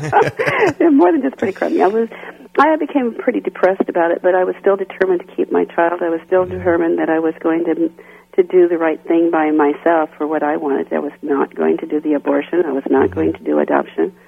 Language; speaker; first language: English; native; English